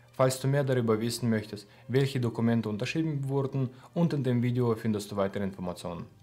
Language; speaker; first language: German; non-native, fluent; Russian